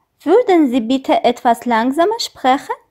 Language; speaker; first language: German; non-native, fluent; Armenian